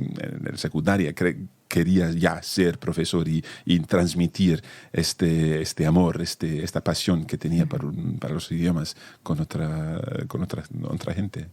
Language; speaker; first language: Spanish; non-native, fluent; English